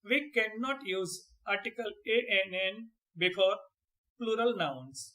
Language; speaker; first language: English; non-native, local second language; Gujarati